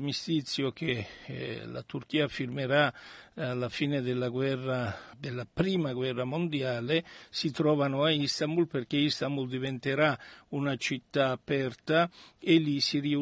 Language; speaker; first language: Italian; early bilingual, other home language; Armenian